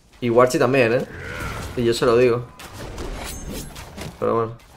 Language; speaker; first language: Spanish; native; Spanish